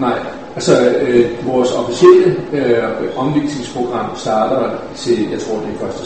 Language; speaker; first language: Danish; native; Danish